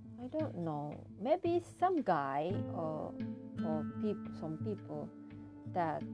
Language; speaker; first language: English; non-native, learner; Indonesian